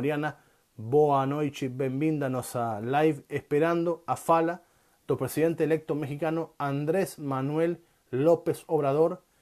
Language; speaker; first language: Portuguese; non-native, learner; Spanish